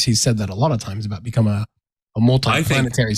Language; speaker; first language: English; native; English